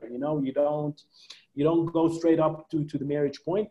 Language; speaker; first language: English; non-native, fluent; Arabic